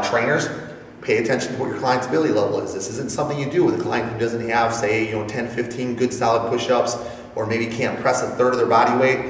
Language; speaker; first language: English; native; English